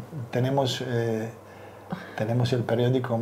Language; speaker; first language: Spanish; non-native, fluent; Serbian